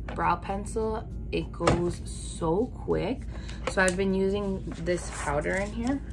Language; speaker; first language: English; native; English